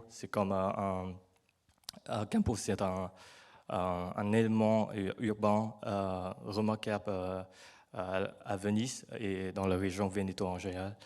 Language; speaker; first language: French; non-native, learner; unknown